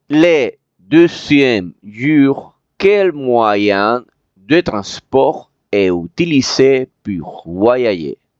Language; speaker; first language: French; non-native, fluent; Spanish